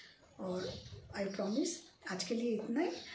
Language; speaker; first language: Hindi; non-native, local second language; Bangla